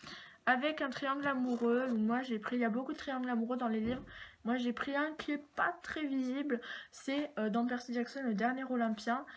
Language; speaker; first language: French; native; French